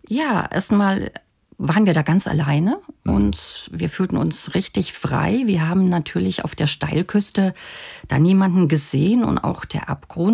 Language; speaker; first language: German; native; German